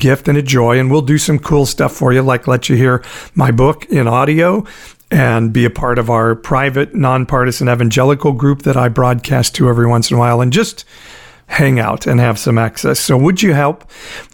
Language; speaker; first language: English; native; English